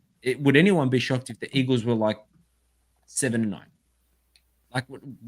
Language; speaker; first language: English; native; English